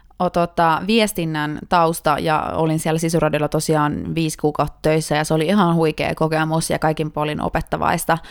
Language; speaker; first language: Finnish; native; Finnish